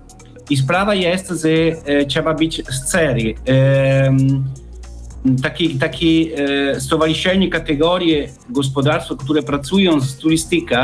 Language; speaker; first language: Polish; non-native, learner; Italian